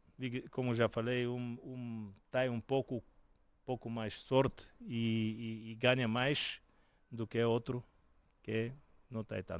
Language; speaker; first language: Portuguese; non-native, fluent; Bulgarian